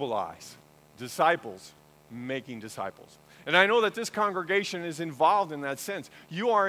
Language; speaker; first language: English; native; English